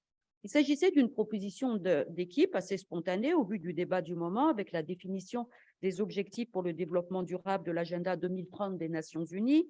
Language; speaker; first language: French; native; French